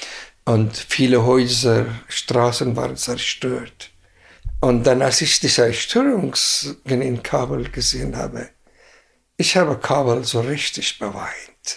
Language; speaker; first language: German; non-native, fluent; Persian